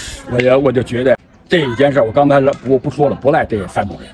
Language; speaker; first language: Chinese; native; Chinese